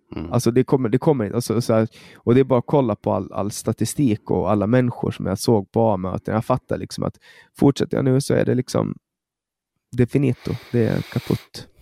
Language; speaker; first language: Swedish; native; Swedish